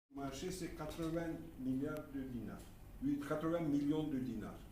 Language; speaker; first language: French; non-native, fluent; Turkish